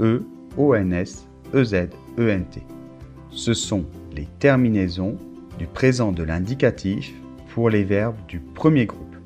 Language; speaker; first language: French; native; French